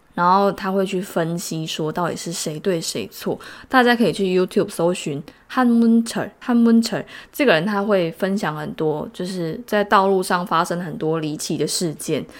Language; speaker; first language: Chinese; native; Chinese